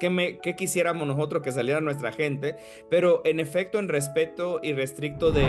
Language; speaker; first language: Spanish; native; Spanish